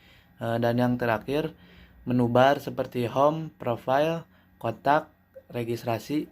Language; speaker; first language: Indonesian; native; Indonesian